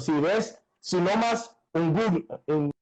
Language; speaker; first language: Spanish; non-native, fluent; English